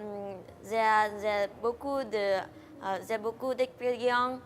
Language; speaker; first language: French; non-native, learner; Vietnamese